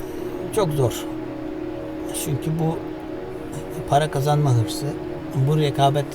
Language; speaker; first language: Turkish; native; Turkish